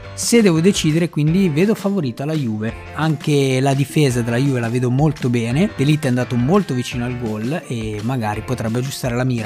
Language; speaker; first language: Italian; native; Italian